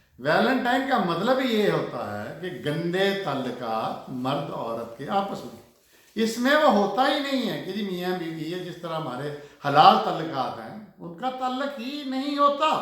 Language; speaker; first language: Urdu; native; Urdu